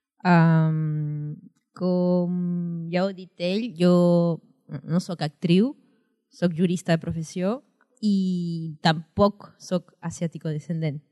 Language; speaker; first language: Catalan; non-native, fluent; Spanish